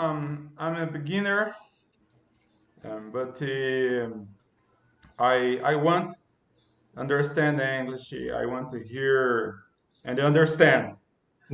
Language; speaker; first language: English; non-native, learner; Portuguese